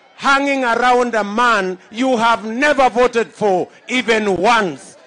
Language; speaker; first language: English; non-native, local second language; Kalenjin